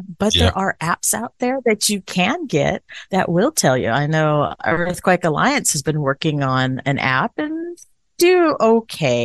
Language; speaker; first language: English; native; English